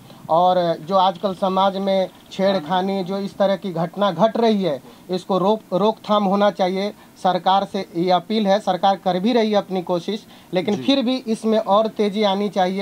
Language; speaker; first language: Hindi; native; Hindi